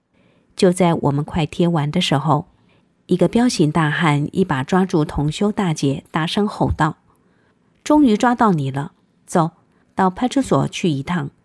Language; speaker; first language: Chinese; native; Chinese